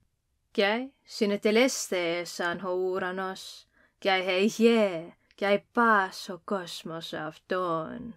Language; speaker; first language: Greek; non-native, fluent; English